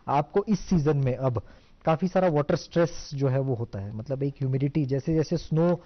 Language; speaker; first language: Hindi; non-native, local second language; Marathi